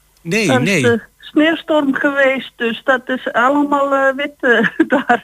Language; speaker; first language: Dutch; non-native, fluent; Icelandic